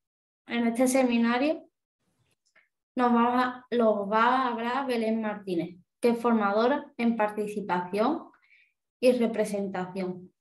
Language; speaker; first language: Spanish; native; Spanish